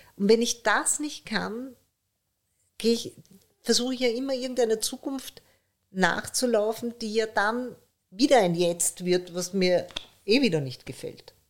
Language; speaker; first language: German; early bilingual, other home language; Persian